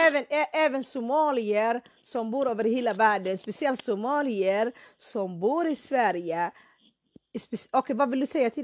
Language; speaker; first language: Swedish; non-native, fluent; Somali